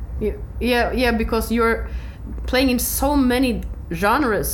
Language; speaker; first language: English; non-native, learner; Norwegian